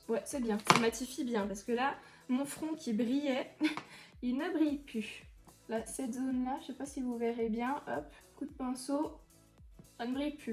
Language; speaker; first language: French; native; French